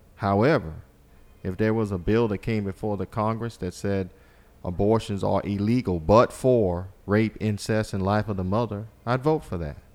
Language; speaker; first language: English; native; English